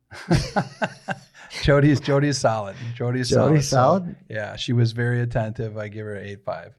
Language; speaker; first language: English; native; English